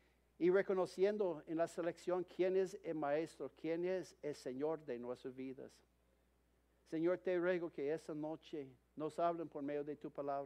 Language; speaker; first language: Spanish; non-native, fluent; English